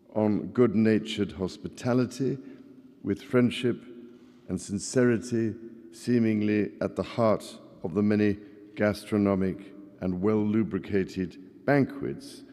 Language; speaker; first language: English; native; English